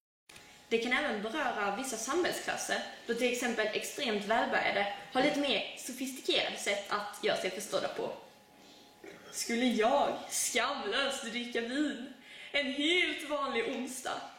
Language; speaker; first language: Swedish; native; Swedish